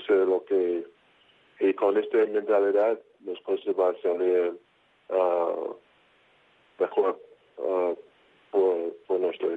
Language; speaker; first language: Spanish; non-native, fluent; English